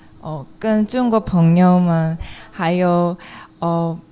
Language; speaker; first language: Chinese; non-native, local second language; Korean